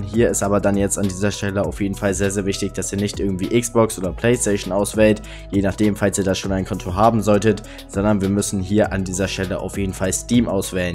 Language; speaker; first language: German; native; German